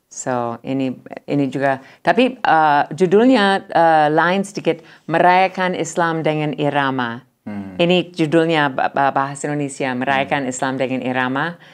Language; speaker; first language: Indonesian; non-native, learner; English